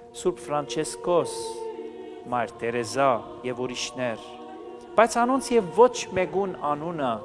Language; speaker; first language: Armenian; native; Armenian